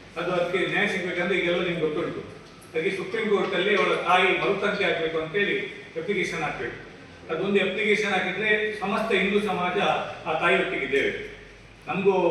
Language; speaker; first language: Kannada; native; Kannada